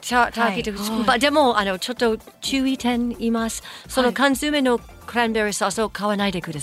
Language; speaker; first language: Japanese; non-native, fluent; English